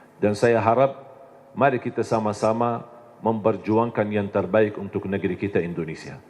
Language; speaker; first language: Indonesian; non-native, fluent; Arabic